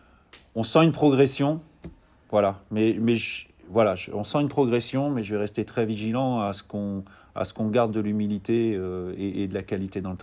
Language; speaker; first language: French; native; French